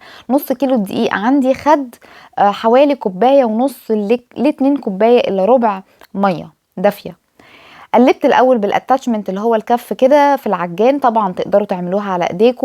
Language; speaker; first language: Arabic; native; Arabic